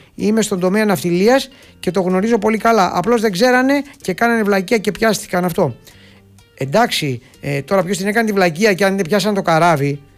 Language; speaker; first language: Greek; native; Greek